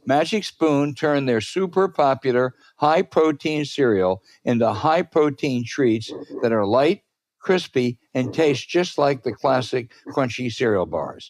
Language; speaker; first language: English; native; English